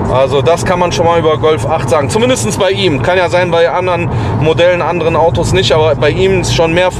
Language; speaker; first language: German; native; German